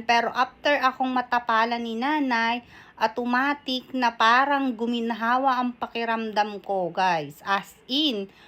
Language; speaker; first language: Filipino; non-native, local second language; Bikol